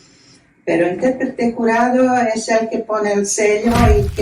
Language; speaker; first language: Spanish; non-native, fluent; Croatian